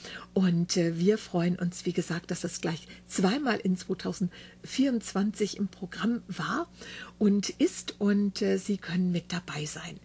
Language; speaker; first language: German; native; German